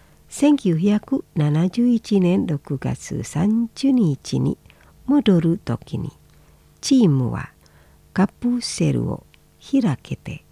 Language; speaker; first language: Japanese; non-native, fluent; Indonesian